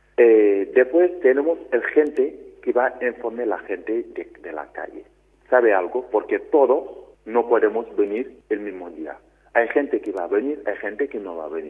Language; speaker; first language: Spanish; non-native, learner; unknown